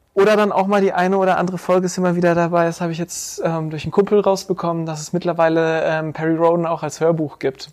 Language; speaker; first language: German; native; German